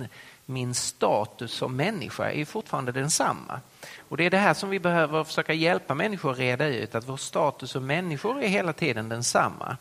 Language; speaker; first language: Swedish; native; Swedish